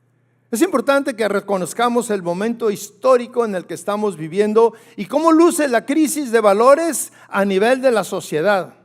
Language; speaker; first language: Spanish; native; Spanish